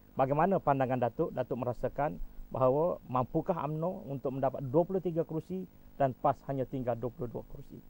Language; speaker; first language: Malay; native; Malay